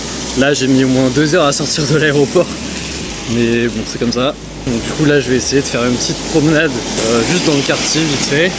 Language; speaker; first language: French; native; French